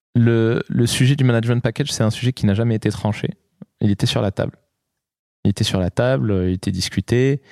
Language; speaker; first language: French; non-native, local second language; Arabic